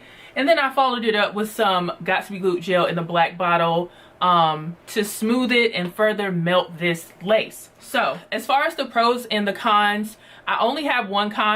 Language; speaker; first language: English; native; English